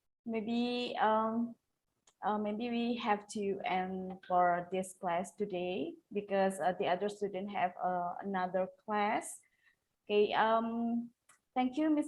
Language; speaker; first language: English; non-native, local second language; Indonesian